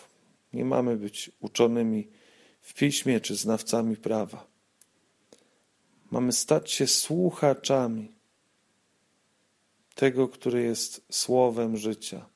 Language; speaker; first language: Polish; native; Polish